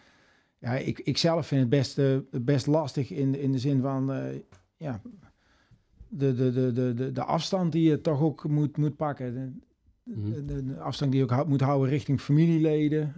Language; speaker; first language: Dutch; native; Dutch